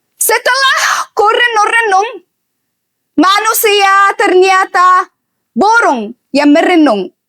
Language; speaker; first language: Indonesian; non-native, learner; Arabic